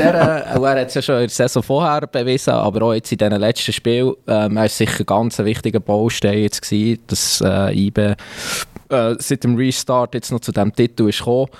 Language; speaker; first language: German; native; German